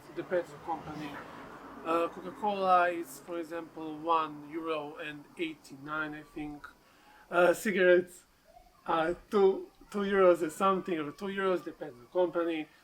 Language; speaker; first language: English; non-native, learner; Serbian